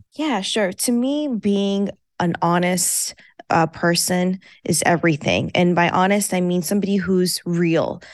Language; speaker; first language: English; early bilingual, other home language; Persian